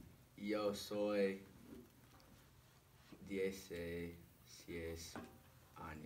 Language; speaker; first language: Spanish; non-native, learner; English